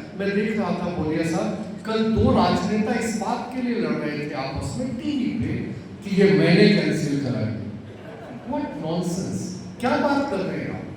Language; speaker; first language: Hindi; native; Hindi